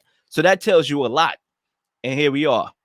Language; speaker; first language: English; native; English